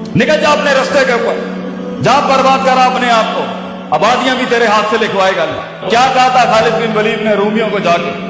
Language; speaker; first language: Urdu; non-native, local second language; Punjabi